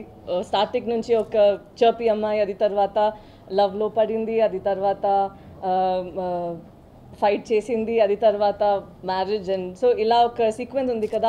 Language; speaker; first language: Telugu; non-native, learner; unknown